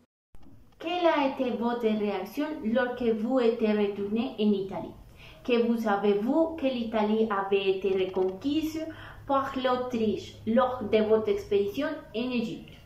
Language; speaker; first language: French; non-native, learner; Spanish